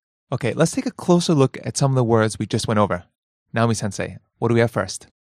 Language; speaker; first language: English; native; English